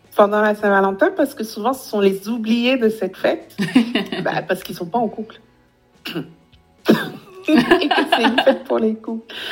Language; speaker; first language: French; native; French